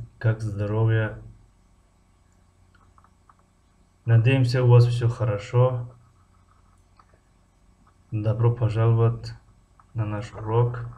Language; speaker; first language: Russian; non-native, fluent; Persian